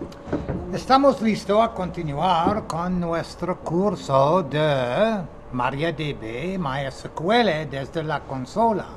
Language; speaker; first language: Spanish; non-native, fluent; English